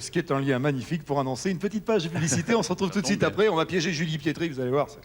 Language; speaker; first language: French; native; French